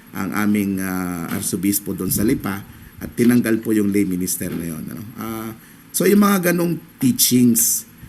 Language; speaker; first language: Filipino; native; Filipino